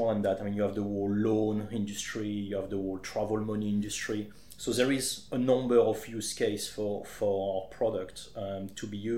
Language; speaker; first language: English; non-native, fluent; French